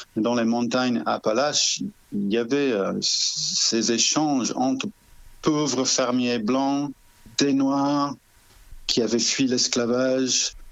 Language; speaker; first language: French; non-native, fluent; English